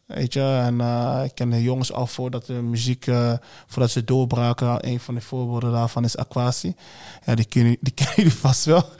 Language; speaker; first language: Dutch; early bilingual, other home language; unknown